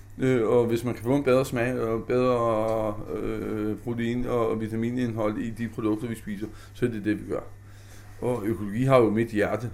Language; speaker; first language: Danish; native; Danish